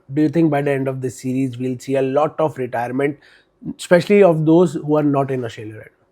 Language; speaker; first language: English; non-native, local second language; Hindi